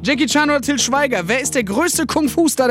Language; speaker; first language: German; native; German